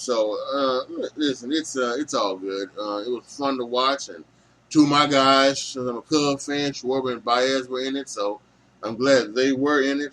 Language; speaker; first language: English; native; English